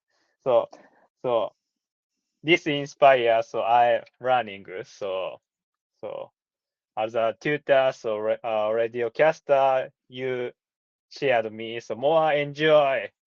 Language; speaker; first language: English; non-native, learner; Japanese